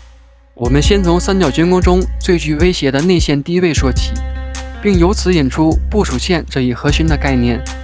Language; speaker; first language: Chinese; native; Chinese